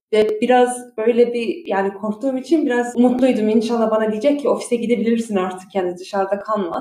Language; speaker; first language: Turkish; early bilingual, heritage; Turkish